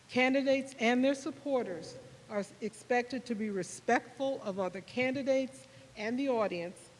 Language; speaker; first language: English; native; English